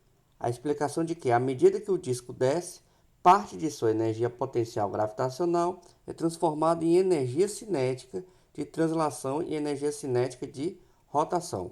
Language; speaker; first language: Portuguese; native; Portuguese